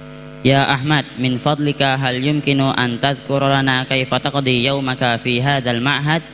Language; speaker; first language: Arabic; non-native, learner; Indonesian